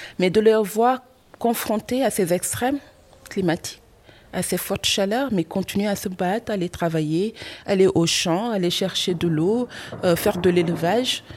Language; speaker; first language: French; non-native, local second language; Wolof